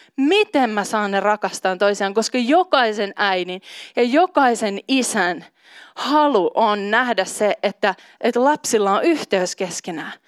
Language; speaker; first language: Finnish; native; Finnish